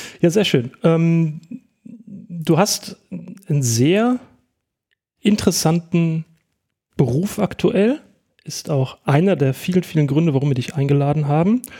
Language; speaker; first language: German; native; German